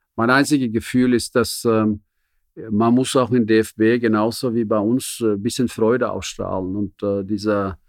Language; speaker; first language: German; non-native, fluent; Norwegian